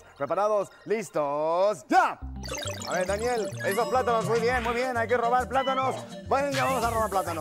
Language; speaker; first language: Spanish; native; Spanish